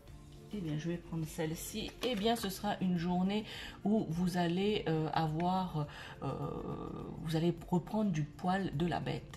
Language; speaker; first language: French; native; French